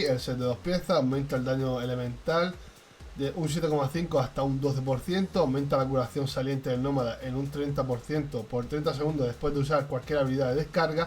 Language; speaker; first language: Spanish; native; Spanish